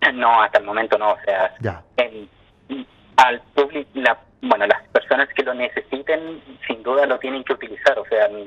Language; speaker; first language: Spanish; native; Spanish